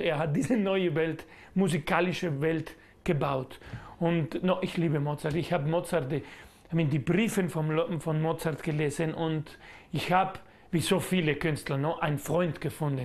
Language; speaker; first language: German; non-native, learner; Spanish